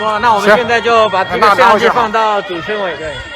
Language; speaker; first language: Chinese; native; Chinese